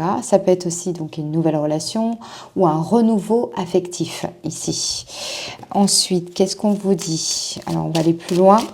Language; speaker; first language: French; native; French